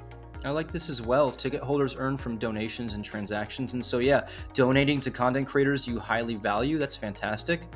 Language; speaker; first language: English; native; English